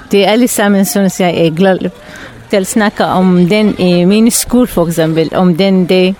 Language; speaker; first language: Danish; non-native, learner; Arabic